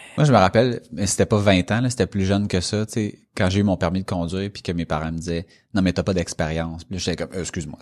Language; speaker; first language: French; native; French